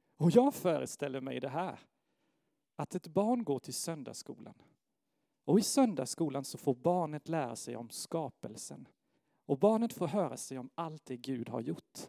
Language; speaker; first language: Swedish; non-native, fluent; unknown